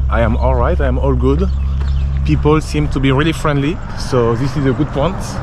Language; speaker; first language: English; non-native, fluent; French